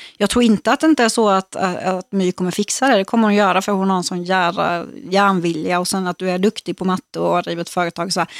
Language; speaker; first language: Swedish; native; Swedish